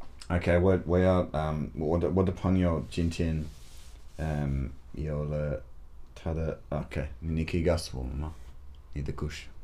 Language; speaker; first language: Chinese; non-native, learner; English